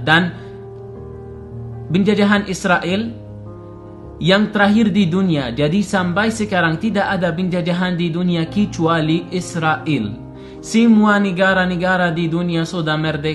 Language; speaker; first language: Indonesian; non-native, learner; Arabic